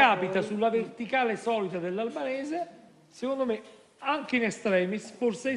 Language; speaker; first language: Italian; native; Italian